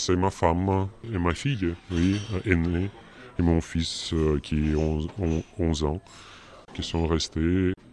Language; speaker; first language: French; non-native, fluent; Russian